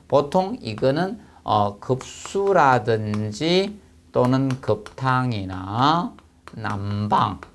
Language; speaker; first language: Korean; native; Korean